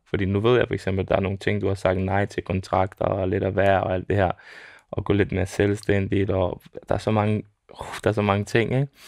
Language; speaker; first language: Danish; early bilingual, other home language; Serbian